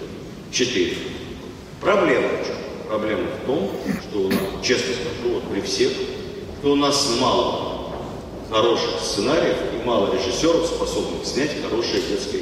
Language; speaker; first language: Russian; native; Russian